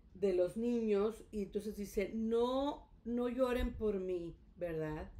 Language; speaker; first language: Spanish; native; Spanish